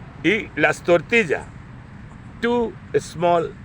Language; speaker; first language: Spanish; non-native, fluent; Urdu